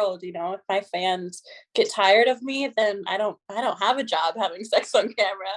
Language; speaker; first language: English; native; English